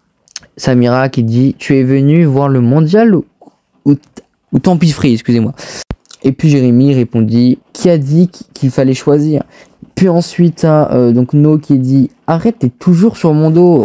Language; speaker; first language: French; native; French